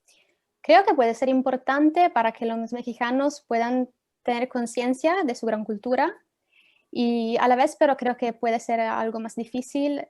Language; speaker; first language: Spanish; non-native, fluent; Italian